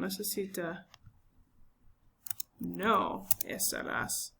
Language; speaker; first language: Spanish; non-native, learner; English